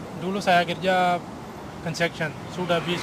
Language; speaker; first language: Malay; non-native, learner; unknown